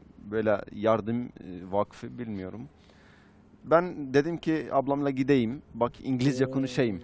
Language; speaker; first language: Turkish; non-native, fluent; Arabic